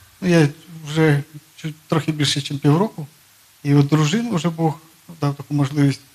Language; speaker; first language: Ukrainian; non-native, local second language; Russian